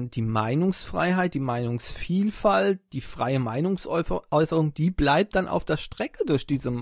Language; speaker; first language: German; native; German